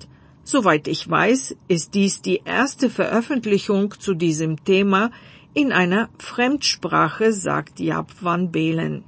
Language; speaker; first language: German; non-native, fluent; Bulgarian